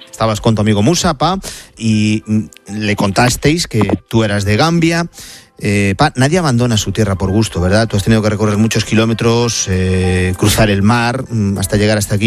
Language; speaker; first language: Spanish; native; Spanish